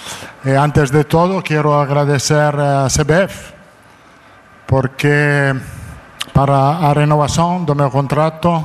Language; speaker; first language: Portuguese; non-native, fluent; Italian